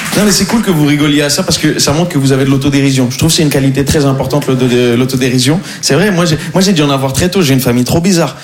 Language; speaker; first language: French; non-native, local second language; Arabic